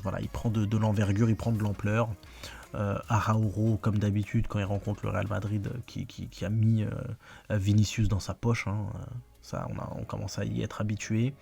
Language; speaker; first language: French; native; French